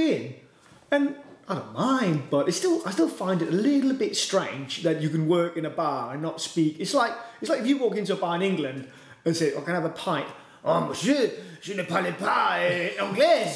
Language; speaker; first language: English; non-native, fluent; Danish